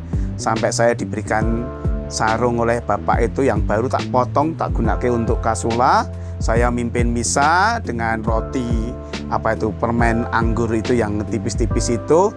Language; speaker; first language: Indonesian; non-native, local second language; Javanese